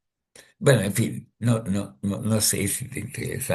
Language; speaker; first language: Spanish; early bilingual, other home language; Russian